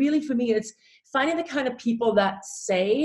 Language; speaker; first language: English; non-native, fluent; German